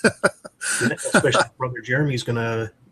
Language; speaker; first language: English; native; English